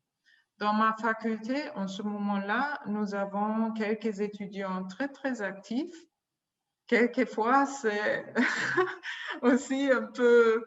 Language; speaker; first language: French; non-native, fluent; German